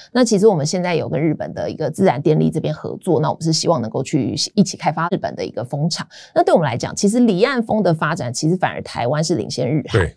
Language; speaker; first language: Chinese; native; Chinese